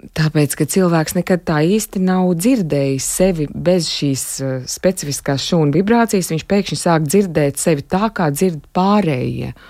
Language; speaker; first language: Latvian; native; Latvian